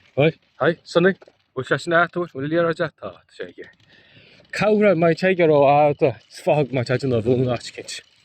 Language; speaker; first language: Irish; native; Irish